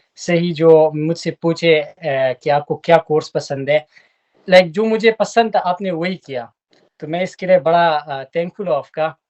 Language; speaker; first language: Urdu; non-native, local second language; Pashto